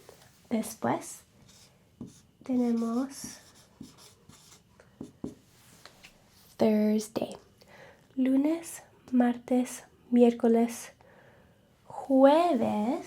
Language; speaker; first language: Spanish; non-native, learner; English